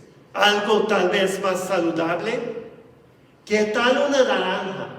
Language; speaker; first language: Spanish; non-native, fluent; English